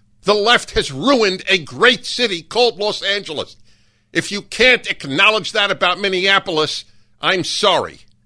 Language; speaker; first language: English; native; English